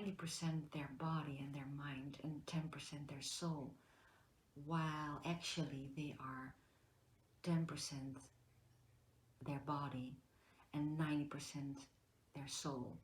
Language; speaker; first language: English; non-native, fluent; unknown